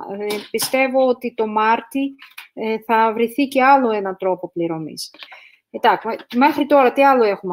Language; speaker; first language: Greek; non-native, fluent; Russian